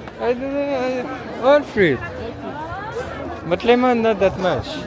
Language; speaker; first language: English; non-native, learner; French